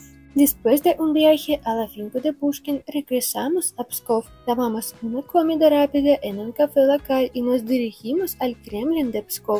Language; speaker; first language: Spanish; non-native, fluent; Russian